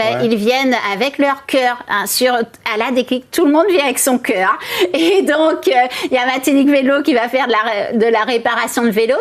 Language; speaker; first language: French; native; French